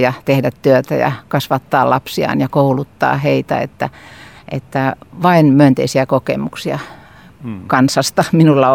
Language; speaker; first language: Finnish; native; Finnish